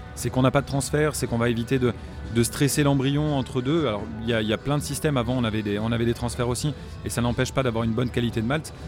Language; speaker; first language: French; native; French